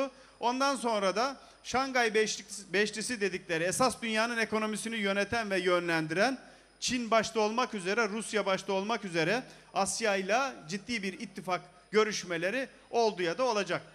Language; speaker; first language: Turkish; native; Turkish